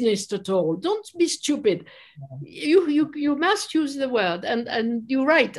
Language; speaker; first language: English; non-native, fluent; French